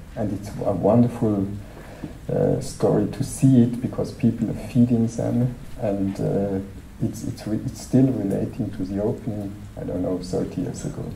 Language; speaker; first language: English; non-native, fluent; German